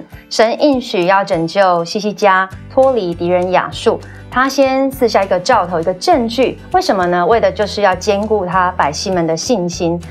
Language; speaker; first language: Chinese; native; Chinese